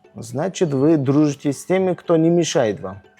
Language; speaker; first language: Russian; non-native, local second language; Tajik